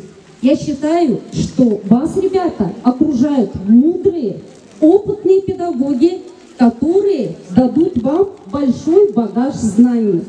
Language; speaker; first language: Russian; non-native, local second language; Gagauz